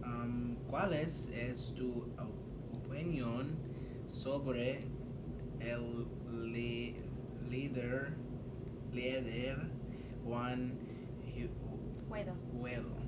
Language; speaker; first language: Spanish; non-native, learner; English